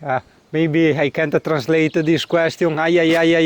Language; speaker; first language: English; non-native, learner; Italian